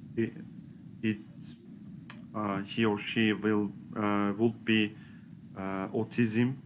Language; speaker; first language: English; non-native, learner; Turkish